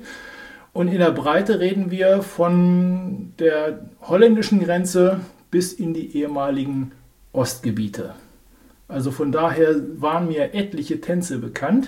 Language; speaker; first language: German; native; German